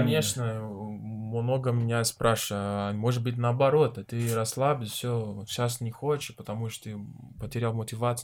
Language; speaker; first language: Russian; non-native, learner; Portuguese